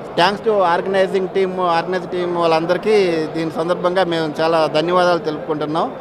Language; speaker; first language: Telugu; native; Telugu